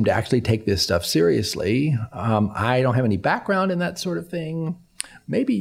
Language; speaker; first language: English; native; English